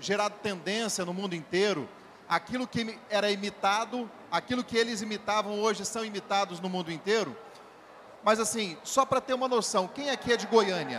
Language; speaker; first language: Portuguese; native; Portuguese